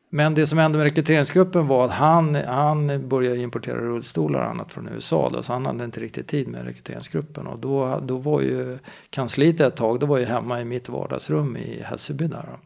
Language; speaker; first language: Swedish; native; Swedish